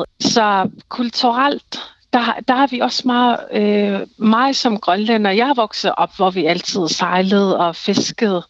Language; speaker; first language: Danish; non-native, local second language; Kalaallisut